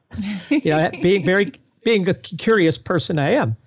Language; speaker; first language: English; native; English